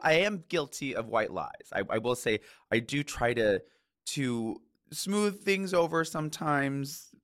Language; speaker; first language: English; native; English